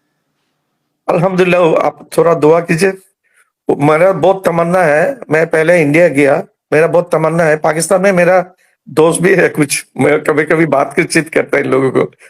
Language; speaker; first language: Hindi; non-native, learner; Bangla